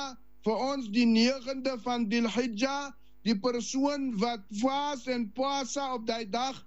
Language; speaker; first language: Dutch; non-native, learner; Afrikaans